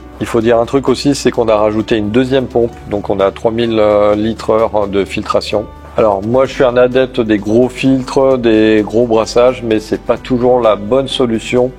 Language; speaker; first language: French; native; French